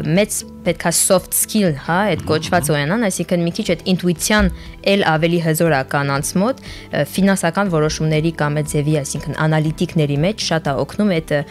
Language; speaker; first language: Armenian; early bilingual, heritage; French